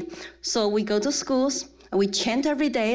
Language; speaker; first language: English; non-native, fluent; Chinese